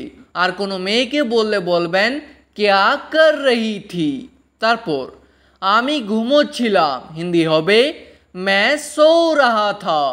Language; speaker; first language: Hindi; non-native, fluent; Bangla